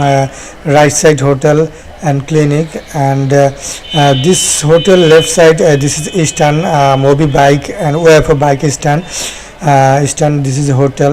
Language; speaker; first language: English; non-native, learner; Bangla